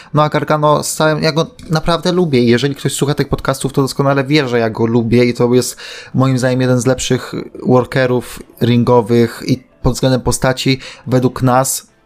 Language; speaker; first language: Polish; native; Polish